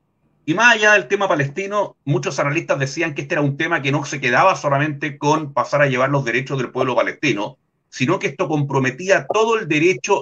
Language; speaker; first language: Spanish; native; Spanish